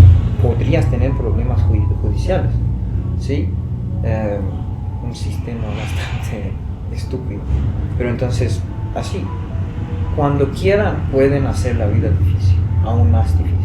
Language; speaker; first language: Spanish; non-native, fluent; Persian